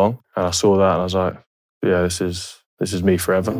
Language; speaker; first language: English; native; English